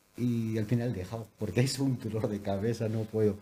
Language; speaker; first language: Spanish; non-native, learner; Urdu